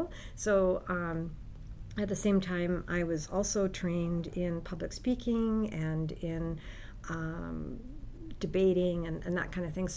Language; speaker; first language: English; native; English